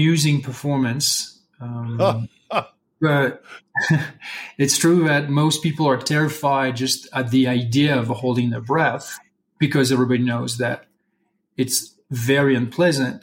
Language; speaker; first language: English; non-native, fluent; French